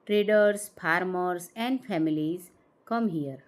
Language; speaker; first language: English; non-native, local second language; Gujarati